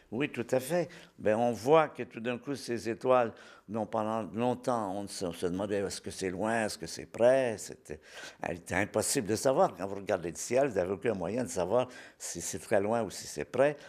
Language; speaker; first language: French; native; French